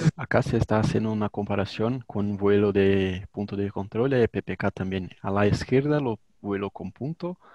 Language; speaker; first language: Spanish; non-native, learner; Portuguese